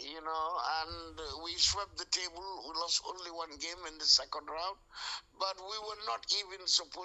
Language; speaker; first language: English; non-native, local second language; Wolof